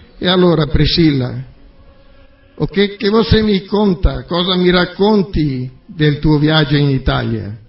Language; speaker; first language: Italian; native; Italian